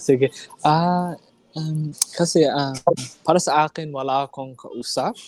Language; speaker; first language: Filipino; non-native, learner; English